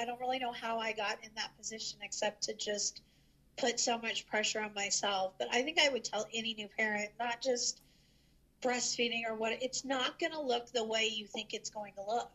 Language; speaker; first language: English; native; English